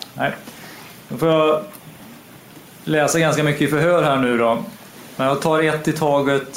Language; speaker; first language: Swedish; native; Swedish